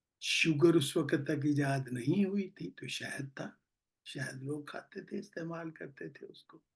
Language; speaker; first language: Urdu; native; Urdu